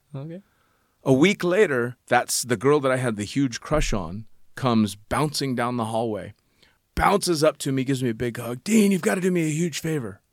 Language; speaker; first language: English; non-native, fluent; Italian